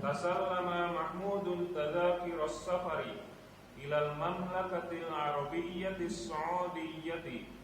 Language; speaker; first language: Arabic; non-native, learner; Indonesian